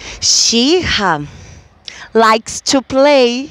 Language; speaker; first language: English; non-native, fluent; Portuguese